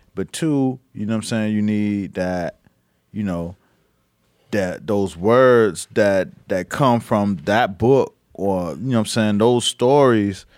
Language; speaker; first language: English; native; English